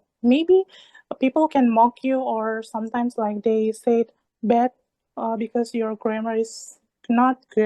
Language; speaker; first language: English; non-native, learner; Indonesian